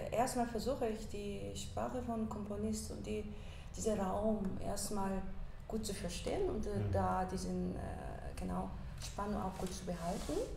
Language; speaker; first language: German; non-native, fluent; Korean